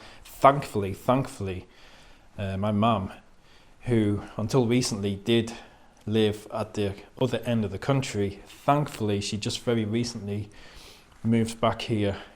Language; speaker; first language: English; native; English